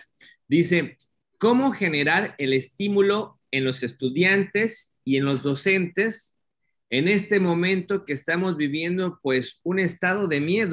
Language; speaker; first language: Spanish; native; Spanish